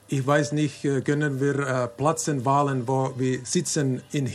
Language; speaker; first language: German; non-native, learner; Finnish